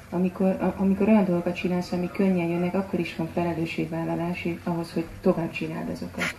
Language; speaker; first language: Hungarian; native; Hungarian